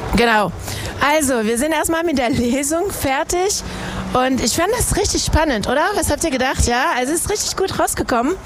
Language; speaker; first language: German; non-native, fluent; French